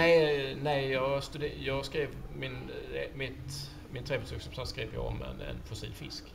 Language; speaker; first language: Swedish; native; Swedish